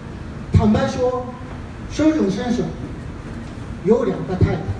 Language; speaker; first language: Chinese; non-native, fluent; Japanese